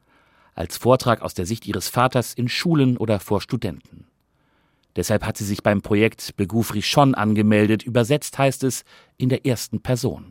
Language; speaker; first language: German; native; German